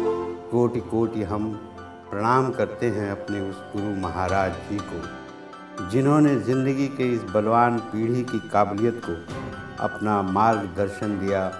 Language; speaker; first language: Hindi; native; Hindi